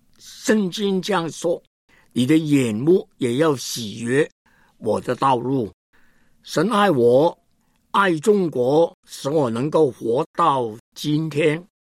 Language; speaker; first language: Chinese; non-native, local second language; Cantonese